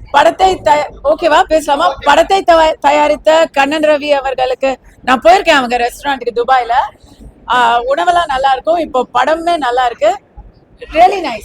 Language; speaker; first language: Tamil; native; Tamil